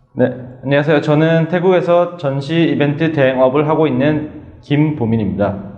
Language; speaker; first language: Korean; native; Korean